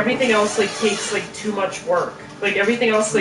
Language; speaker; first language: English; native; English